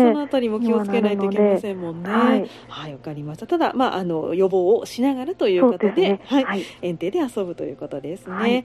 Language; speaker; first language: Japanese; native; Japanese